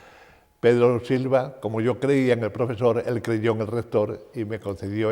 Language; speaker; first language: Spanish; native; Spanish